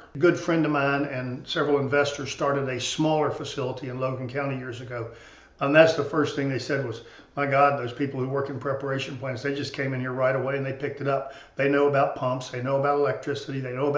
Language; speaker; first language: English; native; English